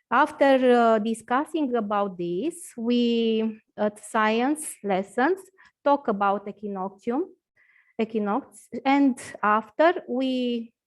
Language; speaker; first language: English; non-native, learner; Romanian